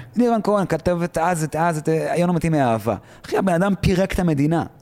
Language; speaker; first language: Hebrew; early bilingual, other home language; Arabic